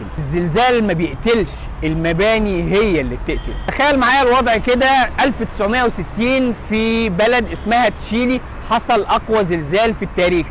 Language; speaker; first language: Arabic; native; Arabic